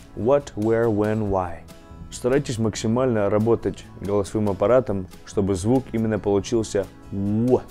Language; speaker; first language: Russian; early bilingual, heritage; Russian